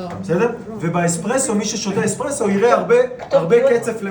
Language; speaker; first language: Hebrew; native; Hebrew